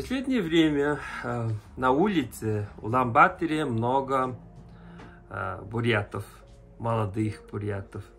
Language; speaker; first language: Russian; non-native, learner; Mongolian